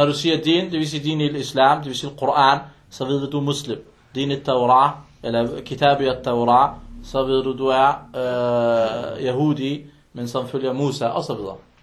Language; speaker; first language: Danish; early bilingual, other home language; Arabic